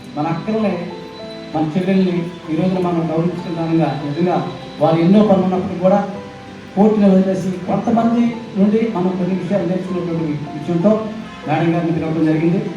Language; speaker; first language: Telugu; native; Telugu